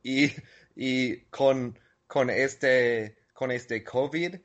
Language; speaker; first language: Spanish; non-native, learner; English